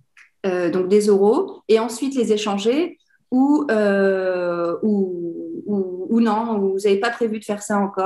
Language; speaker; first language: French; native; French